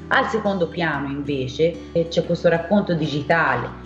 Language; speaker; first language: Italian; native; Italian